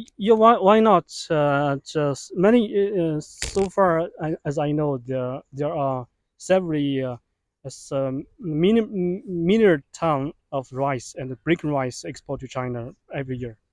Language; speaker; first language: English; non-native, fluent; Chinese